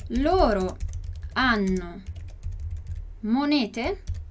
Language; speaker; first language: Italian; non-native, fluent; Portuguese